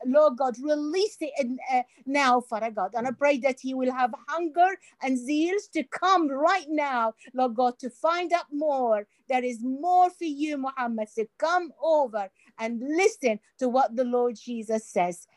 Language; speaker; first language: English; non-native, fluent; Arabic